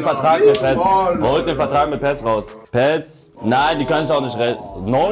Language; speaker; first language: German; native; German